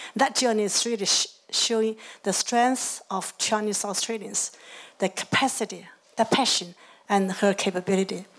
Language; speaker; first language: English; non-native, fluent; Chinese